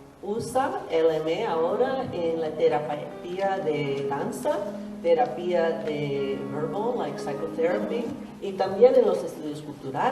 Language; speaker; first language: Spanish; non-native, learner; English